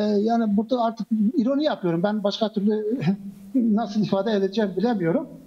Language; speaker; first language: Turkish; non-native, local second language; Kurdish